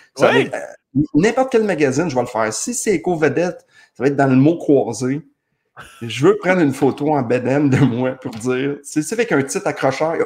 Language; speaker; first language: French; native; French